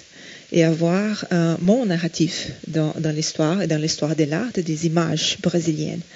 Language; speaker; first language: French; non-native, fluent; Portuguese